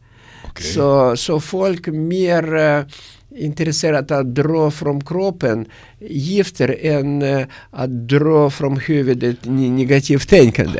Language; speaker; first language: Swedish; non-native, learner; Russian